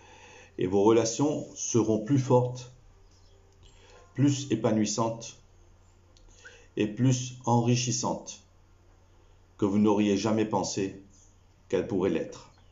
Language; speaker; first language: French; non-native, local second language; Morisyen